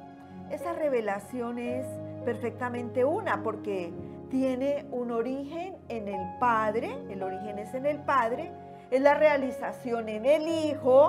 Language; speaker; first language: Spanish; native; Spanish